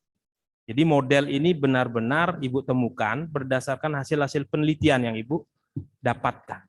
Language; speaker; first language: Indonesian; native; Indonesian